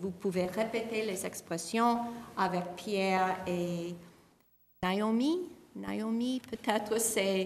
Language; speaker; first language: French; non-native, fluent; English